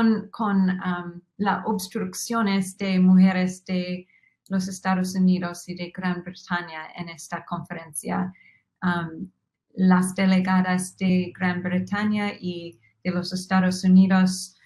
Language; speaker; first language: Spanish; non-native, fluent; English